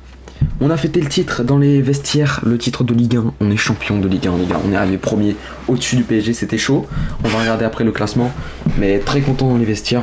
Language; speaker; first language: French; native; French